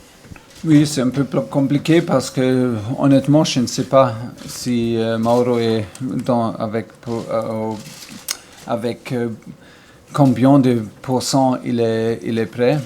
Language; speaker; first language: French; non-native, learner; German